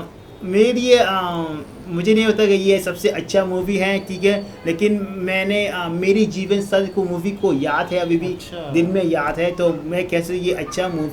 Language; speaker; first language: Hindi; non-native, learner; Arabic